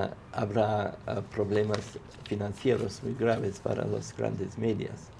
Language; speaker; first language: Spanish; non-native, fluent; English